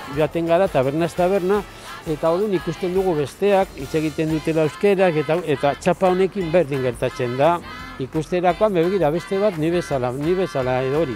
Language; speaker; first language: Basque; non-native, learner; Spanish